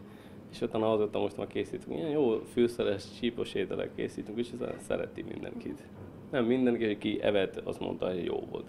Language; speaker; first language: Hungarian; non-native, learner; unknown